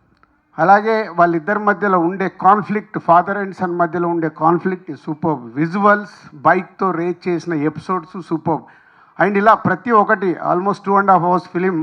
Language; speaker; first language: Telugu; native; Telugu